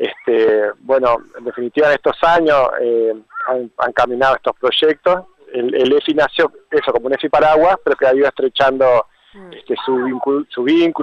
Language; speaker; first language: Spanish; native; Spanish